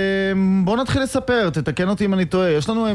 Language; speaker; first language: Hebrew; native; Hebrew